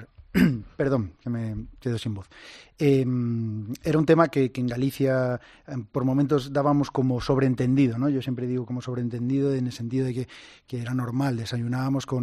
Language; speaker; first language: Spanish; native; Spanish